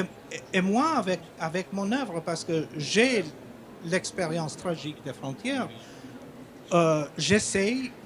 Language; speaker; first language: French; non-native, fluent; Albanian